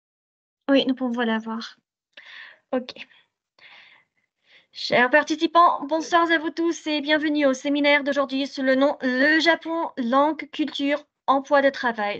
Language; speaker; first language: French; non-native, local second language; Arabic